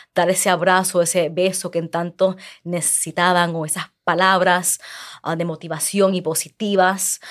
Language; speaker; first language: Spanish; early bilingual, heritage; Spanish